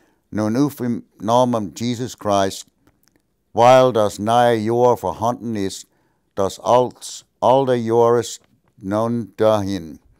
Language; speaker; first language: German; early bilingual, heritage; German